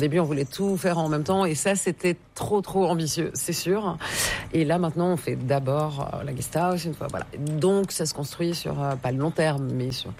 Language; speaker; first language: French; native; French